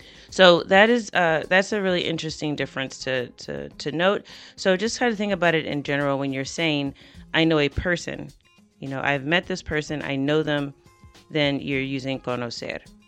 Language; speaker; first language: English; native; English